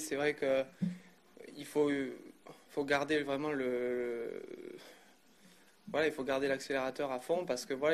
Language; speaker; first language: French; native; French